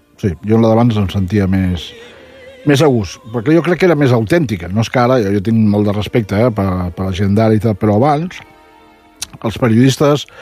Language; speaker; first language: Catalan; native; Catalan